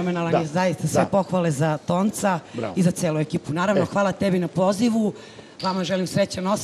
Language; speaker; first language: Serbian; native; Serbian